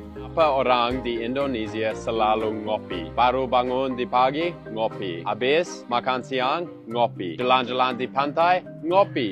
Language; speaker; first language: Indonesian; non-native, fluent; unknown